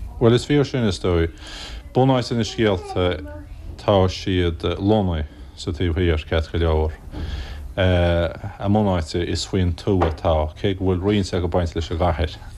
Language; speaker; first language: Irish; native; Irish